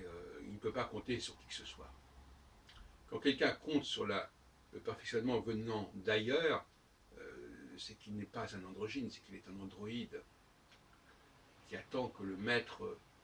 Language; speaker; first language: French; native; French